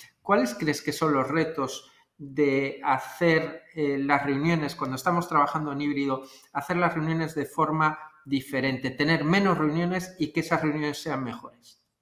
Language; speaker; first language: Spanish; native; Spanish